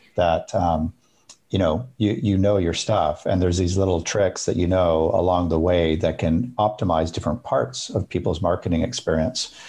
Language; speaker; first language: English; native; English